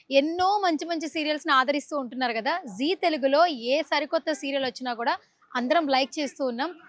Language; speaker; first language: Telugu; native; Telugu